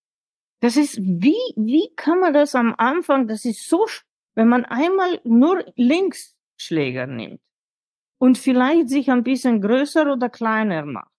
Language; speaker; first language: German; non-native, fluent; Slovenian